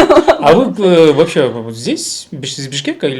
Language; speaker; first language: Russian; native; Russian